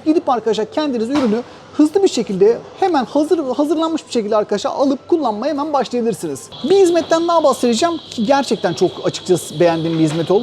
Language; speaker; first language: Turkish; native; Turkish